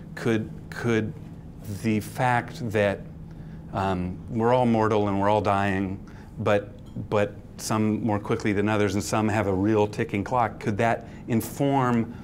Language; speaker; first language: English; native; English